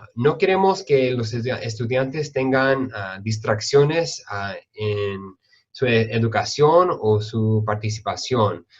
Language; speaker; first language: Spanish; early bilingual, heritage; Spanish